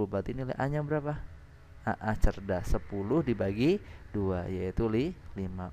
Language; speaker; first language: Indonesian; native; Indonesian